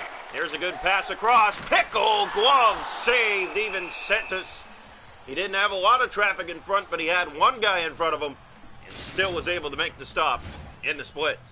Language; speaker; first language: English; native; English